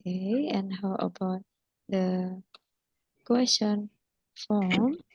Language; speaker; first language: English; non-native, fluent; Indonesian